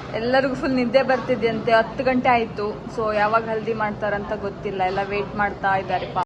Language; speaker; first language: Kannada; native; Kannada